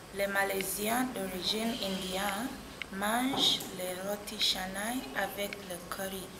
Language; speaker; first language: French; non-native, learner; Swahili